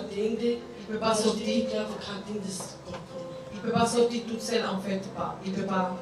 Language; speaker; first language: French; non-native, learner; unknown